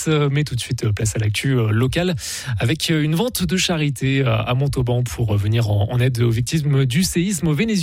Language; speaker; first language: French; native; French